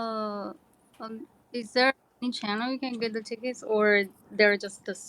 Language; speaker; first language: English; non-native, learner; Chinese